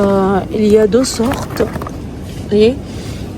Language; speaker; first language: French; non-native, learner; Arabic